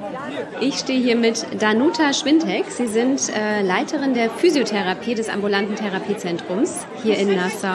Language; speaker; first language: German; native; German